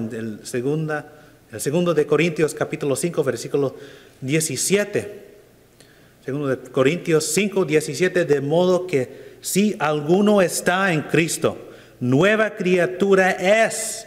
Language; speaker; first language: Spanish; non-native, fluent; English